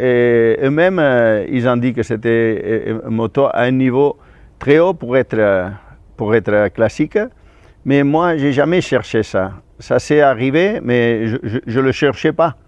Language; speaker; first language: French; non-native, fluent; Spanish